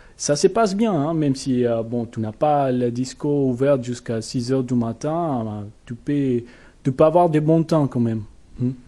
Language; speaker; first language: French; non-native, fluent; Spanish